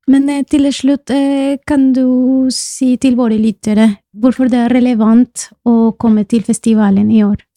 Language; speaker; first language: Norwegian; non-native, fluent; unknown